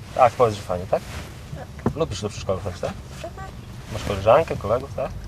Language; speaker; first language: Polish; native; Polish